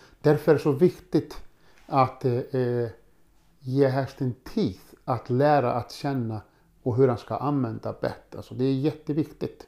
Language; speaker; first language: Swedish; non-native, fluent; Icelandic